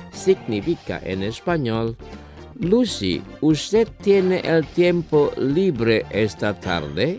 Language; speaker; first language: Spanish; non-native, fluent; Indonesian